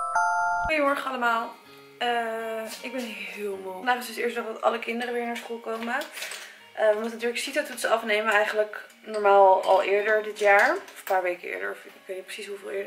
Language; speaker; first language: Dutch; native; Dutch